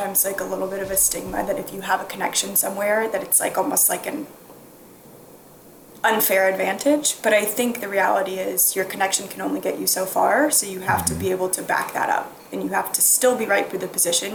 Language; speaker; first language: English; native; English